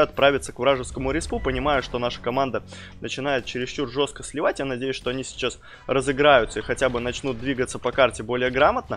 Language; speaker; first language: Russian; native; Russian